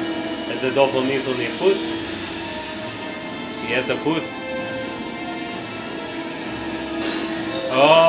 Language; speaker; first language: Russian; non-native, learner; English